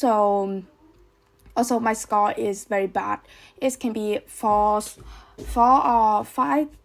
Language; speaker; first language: English; non-native, learner; Vietnamese